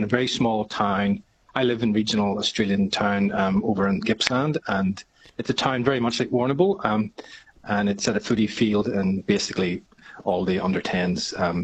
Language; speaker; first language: English; native; English